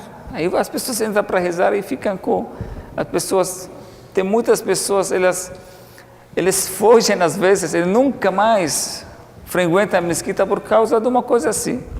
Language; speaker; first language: Portuguese; non-native, fluent; Arabic